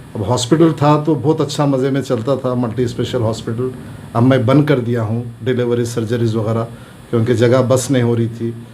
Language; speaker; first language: Urdu; native; Urdu